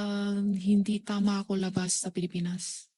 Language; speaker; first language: Filipino; non-native, learner; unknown